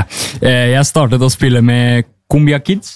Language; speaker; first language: Norwegian; non-native, learner; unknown